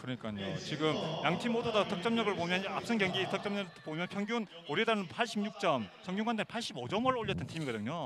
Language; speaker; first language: Korean; native; Korean